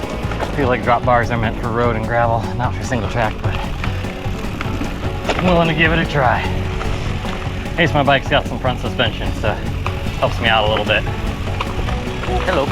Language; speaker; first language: English; native; English